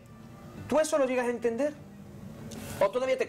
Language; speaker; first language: Spanish; native; Spanish